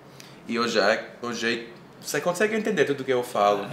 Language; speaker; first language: Portuguese; non-native, fluent; English